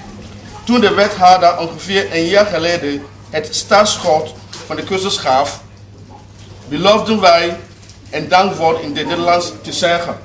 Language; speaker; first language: Dutch; non-native, learner; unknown